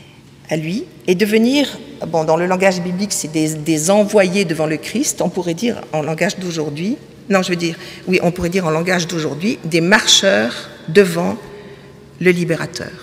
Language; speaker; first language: French; native; French